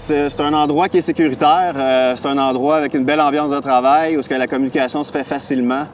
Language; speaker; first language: French; native; French